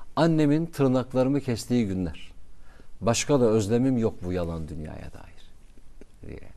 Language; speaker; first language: Turkish; non-native, local second language; Kurdish